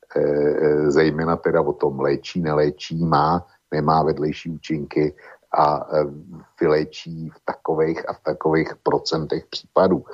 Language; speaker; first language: Czech; native; Czech